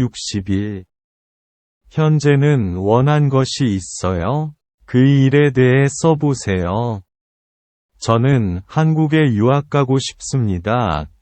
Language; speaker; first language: Korean; non-native, learner; Vietnamese